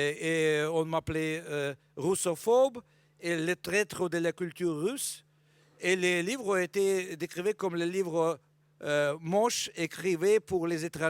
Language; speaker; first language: French; non-native, fluent; Russian